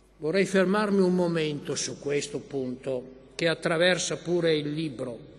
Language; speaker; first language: Italian; native; Italian